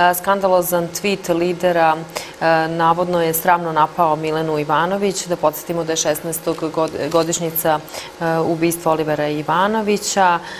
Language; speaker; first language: Serbian; native; Serbian